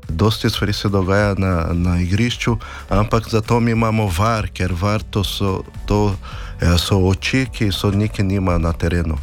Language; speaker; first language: Slovenian; non-native, learner; Portuguese